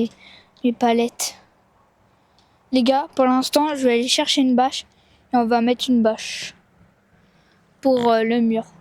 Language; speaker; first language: French; native; French